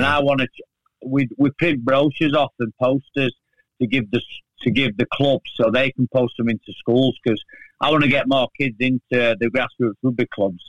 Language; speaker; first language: English; native; English